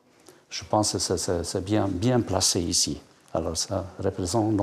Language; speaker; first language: French; non-native, fluent; Hungarian